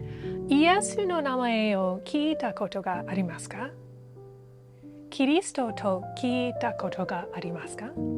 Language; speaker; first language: Japanese; non-native, learner; English